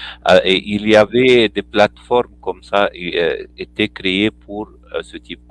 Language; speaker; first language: French; non-native, fluent; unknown